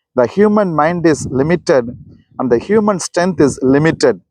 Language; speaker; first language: English; non-native, local second language; Tamil